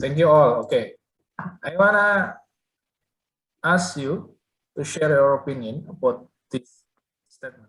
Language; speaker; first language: English; non-native, learner; Indonesian